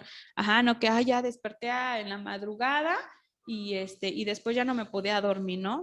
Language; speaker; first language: Spanish; native; Spanish